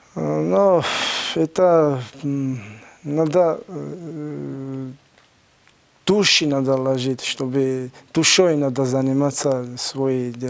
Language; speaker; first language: Russian; non-native, learner; Georgian